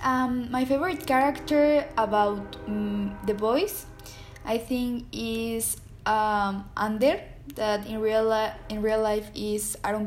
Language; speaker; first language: English; non-native, learner; Spanish